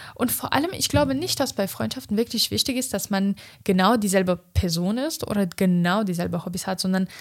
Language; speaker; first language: German; non-native, fluent; Romanian